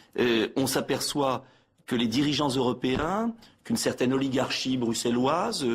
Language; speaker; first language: French; native; French